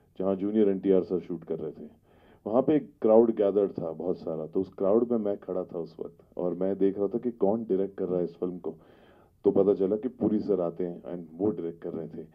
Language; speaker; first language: Hindi; native; Hindi